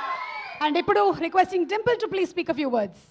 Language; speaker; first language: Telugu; native; Telugu